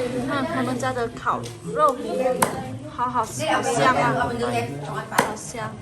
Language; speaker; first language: Chinese; non-native, fluent; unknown